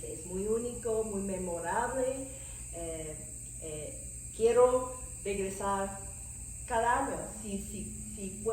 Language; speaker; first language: Spanish; non-native, learner; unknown